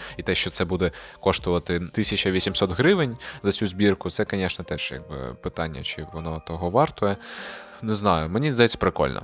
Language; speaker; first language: Ukrainian; non-native, local second language; Russian